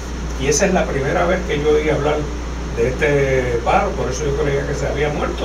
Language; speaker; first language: Spanish; native; Spanish